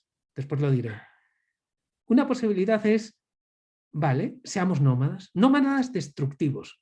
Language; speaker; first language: Spanish; native; Spanish